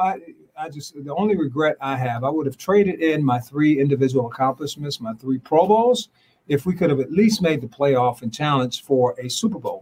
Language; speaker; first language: English; early bilingual, other home language; Spanish